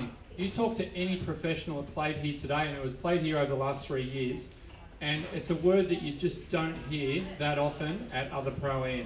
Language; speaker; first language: English; native; English